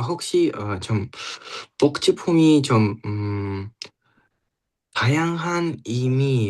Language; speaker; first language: Korean; non-native, learner; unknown